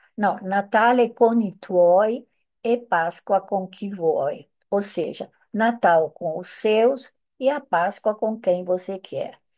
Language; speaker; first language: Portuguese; non-native, fluent; Italian